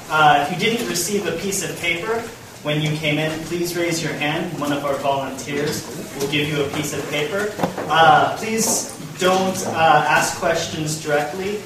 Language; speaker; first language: English; native; English